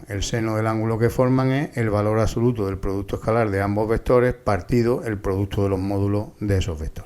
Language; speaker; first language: Spanish; native; Spanish